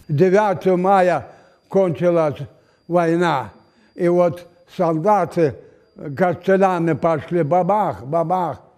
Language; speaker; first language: Russian; non-native, local second language; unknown